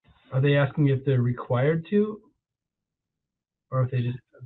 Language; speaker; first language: English; native; English